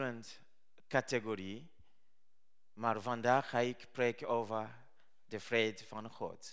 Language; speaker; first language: Dutch; non-native, learner; Rundi